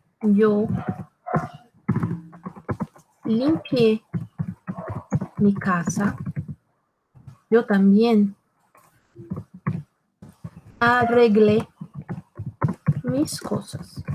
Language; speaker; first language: Spanish; non-native, fluent; Portuguese